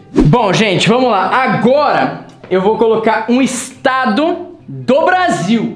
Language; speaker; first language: Portuguese; native; Portuguese